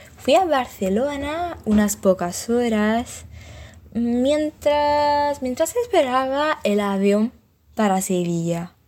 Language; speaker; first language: Spanish; non-native, fluent; Italian